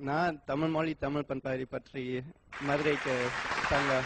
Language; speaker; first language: Tamil; non-native, learner; German